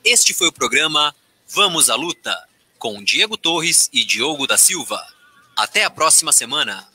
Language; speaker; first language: Portuguese; native; Portuguese